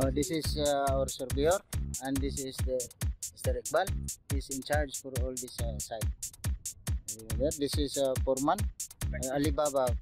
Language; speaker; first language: English; non-native, learner; Filipino